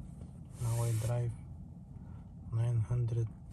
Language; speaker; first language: English; non-native, learner; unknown